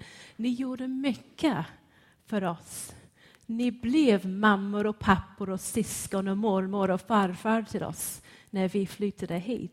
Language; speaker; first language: Swedish; non-native, fluent; English